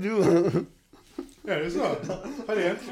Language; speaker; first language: Swedish; native; Swedish